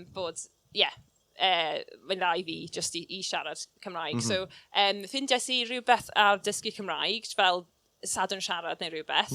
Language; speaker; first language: Welsh; non-native, local second language; English